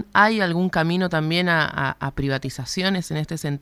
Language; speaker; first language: Spanish; native; Spanish